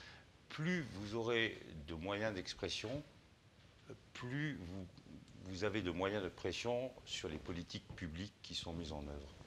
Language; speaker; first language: French; native; French